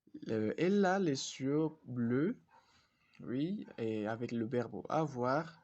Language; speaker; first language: French; non-native, fluent; Spanish